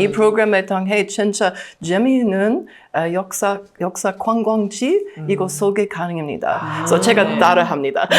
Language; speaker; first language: Korean; non-native, learner; English